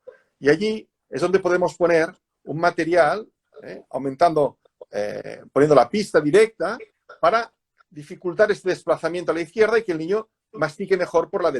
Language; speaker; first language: Spanish; native; Spanish